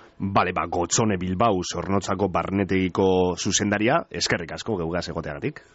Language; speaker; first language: Basque; native; Basque